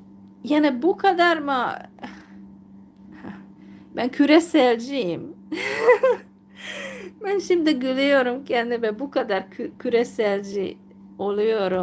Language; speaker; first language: Turkish; non-native, fluent; Hungarian